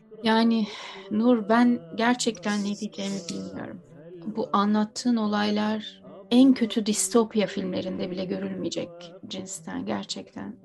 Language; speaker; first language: Turkish; native; Turkish